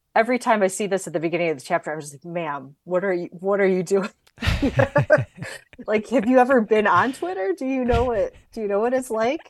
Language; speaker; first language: English; native; English